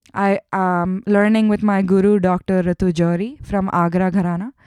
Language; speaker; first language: English; non-native, local second language; Tamil